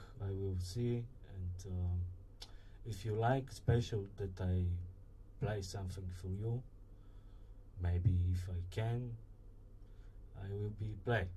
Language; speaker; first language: English; non-native, learner; Bulgarian